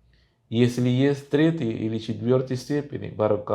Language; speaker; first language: Russian; non-native, fluent; Spanish